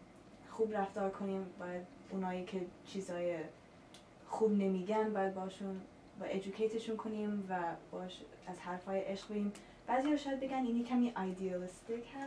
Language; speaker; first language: Persian; early bilingual, heritage; Persian